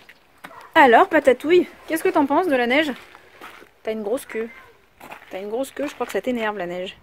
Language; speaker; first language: French; native; French